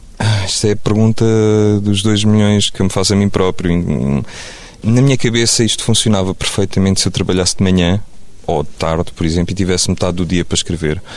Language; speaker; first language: Portuguese; early bilingual, other home language; French